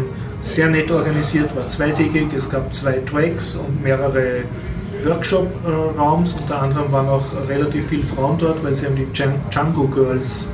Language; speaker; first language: German; native; German